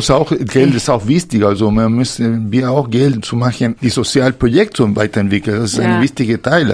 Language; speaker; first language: German; non-native, fluent; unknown